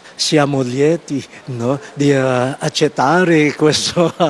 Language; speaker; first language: Italian; non-native, fluent; Filipino